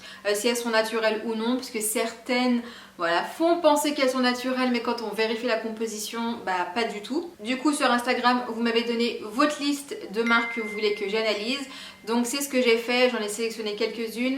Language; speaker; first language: French; native; French